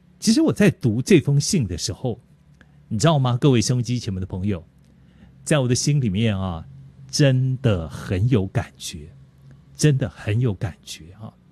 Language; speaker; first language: Chinese; native; Chinese